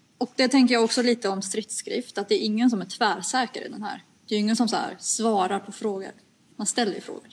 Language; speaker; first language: Swedish; early bilingual, other home language; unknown